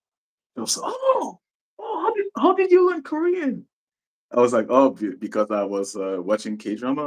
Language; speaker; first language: English; non-native, local second language; French